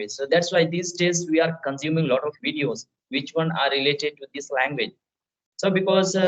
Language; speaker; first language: English; non-native, fluent; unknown